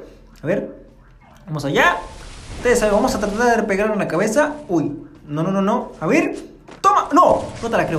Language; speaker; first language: Spanish; native; Spanish